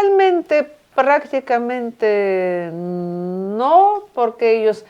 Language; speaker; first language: Spanish; non-native, fluent; Russian